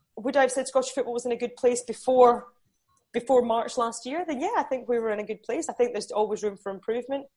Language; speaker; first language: English; native; English